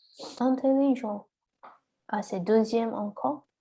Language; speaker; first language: French; non-native, learner; Chinese